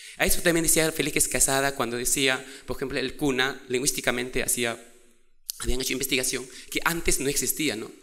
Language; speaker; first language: Spanish; non-native, local second language; Quechua